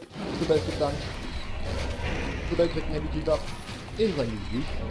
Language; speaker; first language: German; native; German